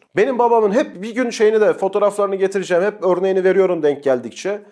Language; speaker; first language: Turkish; native; Turkish